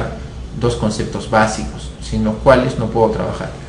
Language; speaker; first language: Spanish; native; Spanish